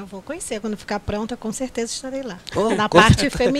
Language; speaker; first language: Portuguese; native; Portuguese